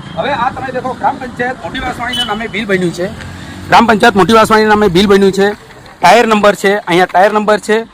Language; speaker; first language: Gujarati; native; Gujarati